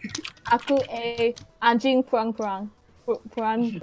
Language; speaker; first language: Indonesian; early bilingual, heritage; Indonesian